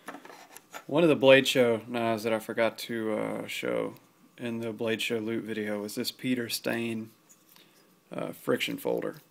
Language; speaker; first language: English; native; English